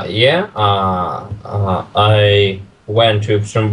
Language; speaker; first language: English; non-native, learner; Russian